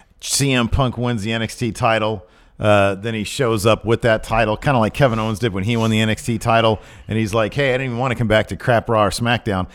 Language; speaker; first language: English; native; English